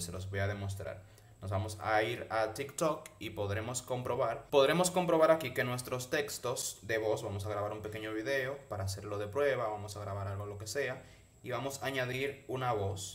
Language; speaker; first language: Spanish; native; Spanish